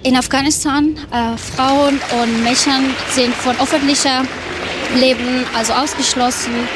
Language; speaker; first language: German; non-native, learner; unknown